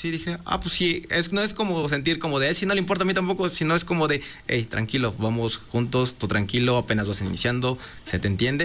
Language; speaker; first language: Spanish; native; Spanish